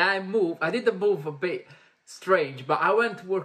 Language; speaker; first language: English; non-native, fluent; Italian